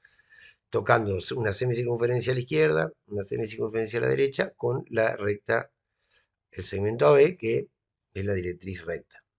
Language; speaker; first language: Spanish; native; Spanish